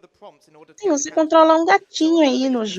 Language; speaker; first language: Portuguese; native; Portuguese